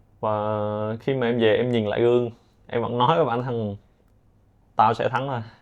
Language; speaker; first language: Vietnamese; native; Vietnamese